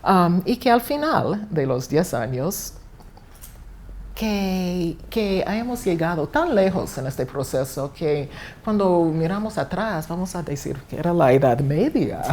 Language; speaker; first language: Spanish; non-native, fluent; English